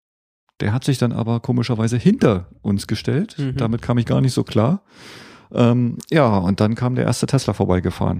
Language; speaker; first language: German; native; German